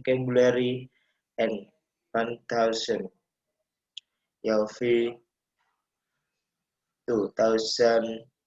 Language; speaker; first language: English; non-native, learner; Indonesian